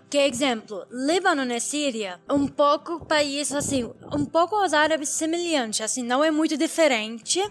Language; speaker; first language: Portuguese; non-native, learner; Arabic